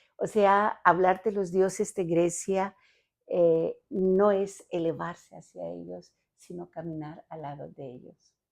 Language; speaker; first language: Spanish; non-native, fluent; Greek